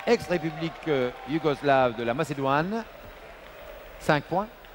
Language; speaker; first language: French; non-native, fluent; Turkish